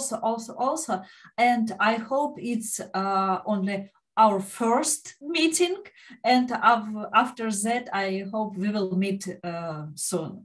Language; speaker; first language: English; non-native, learner; Ukrainian